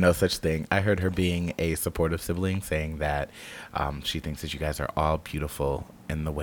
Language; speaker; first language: English; native; English